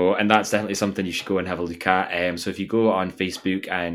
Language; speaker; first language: English; native; English